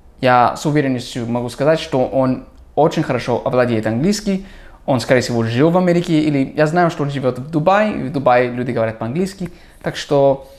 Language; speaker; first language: Russian; non-native, fluent; English